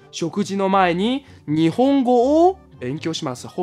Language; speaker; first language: Japanese; non-native, fluent; Chinese